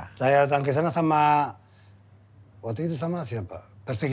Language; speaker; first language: Indonesian; non-native, fluent; Spanish